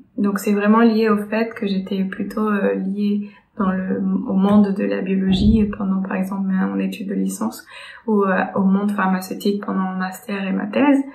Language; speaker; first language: French; non-native, fluent; Spanish